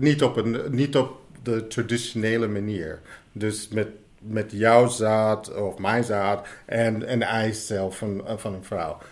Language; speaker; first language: Dutch; non-native, fluent; English